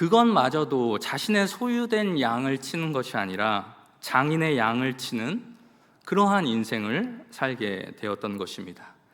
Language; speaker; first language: Korean; native; Korean